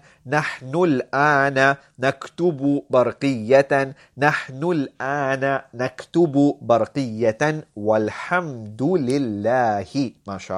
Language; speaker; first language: Arabic; non-native, fluent; English